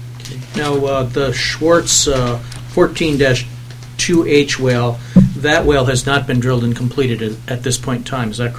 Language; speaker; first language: English; native; English